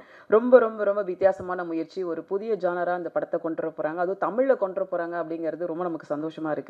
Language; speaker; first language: Tamil; native; Tamil